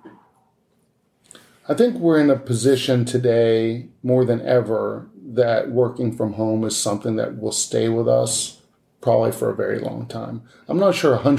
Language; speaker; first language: English; native; English